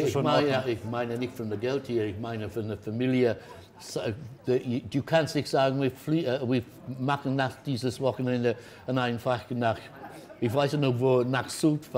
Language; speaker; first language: German; non-native, learner; English